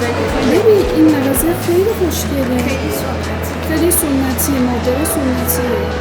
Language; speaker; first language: Persian; non-native, learner; Chinese